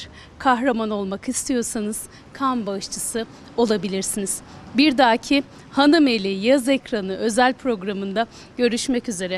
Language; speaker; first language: Turkish; native; Turkish